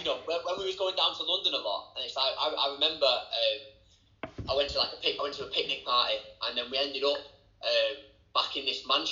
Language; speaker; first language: English; native; English